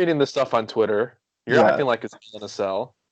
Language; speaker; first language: English; native; English